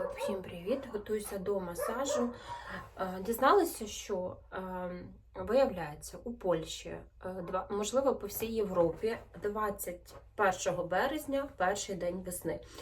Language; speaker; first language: Ukrainian; native; Ukrainian